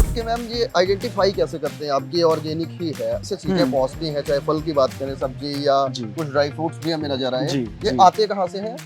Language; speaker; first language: Hindi; native; Hindi